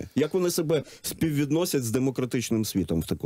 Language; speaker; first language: Ukrainian; native; Ukrainian